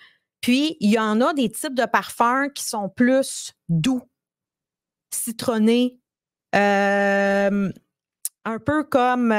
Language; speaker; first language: French; native; French